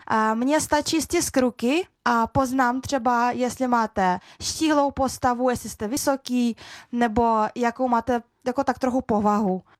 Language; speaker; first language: Czech; early bilingual, other home language; Russian